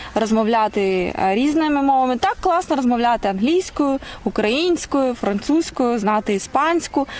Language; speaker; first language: Ukrainian; non-native, local second language; Russian